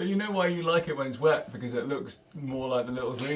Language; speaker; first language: English; native; English